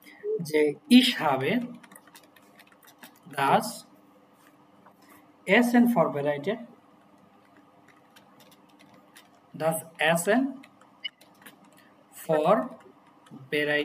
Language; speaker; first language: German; non-native, fluent; Bangla